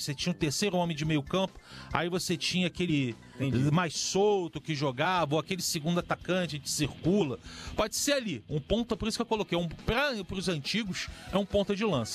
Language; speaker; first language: Portuguese; native; Portuguese